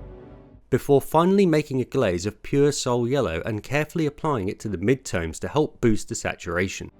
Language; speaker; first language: English; native; English